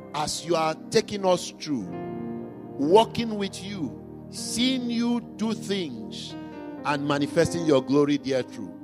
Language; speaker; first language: English; non-native, local second language; Igbo